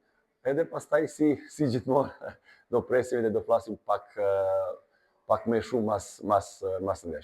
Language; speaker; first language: Albanian; non-native, fluent; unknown